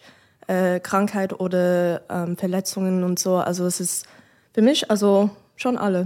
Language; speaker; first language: German; non-native, fluent; English